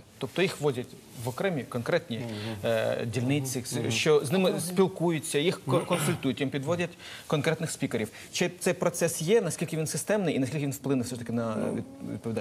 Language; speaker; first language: Ukrainian; native; Ukrainian